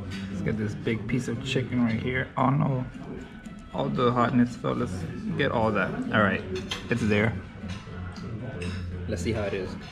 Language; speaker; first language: English; native; English